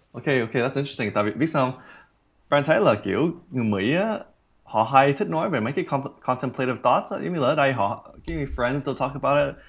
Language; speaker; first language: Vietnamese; early bilingual, heritage; Vietnamese